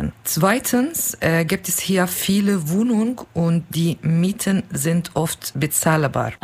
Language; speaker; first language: German; non-native, learner; Kurdish